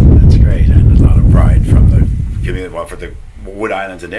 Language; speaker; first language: English; native; English